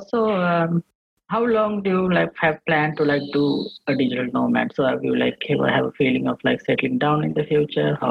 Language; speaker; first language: English; non-native, local second language; Sinhala